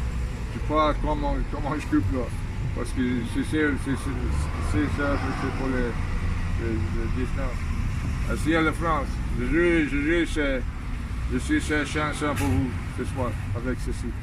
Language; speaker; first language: French; non-native, learner; English